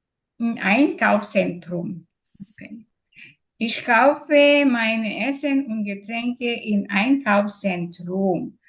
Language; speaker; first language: German; non-native, learner; Filipino